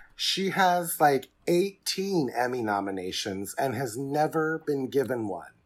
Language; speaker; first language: English; native; English